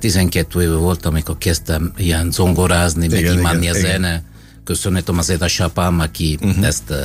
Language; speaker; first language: Hungarian; non-native, fluent; Italian